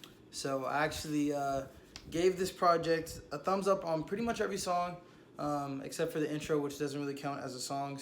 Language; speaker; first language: English; native; English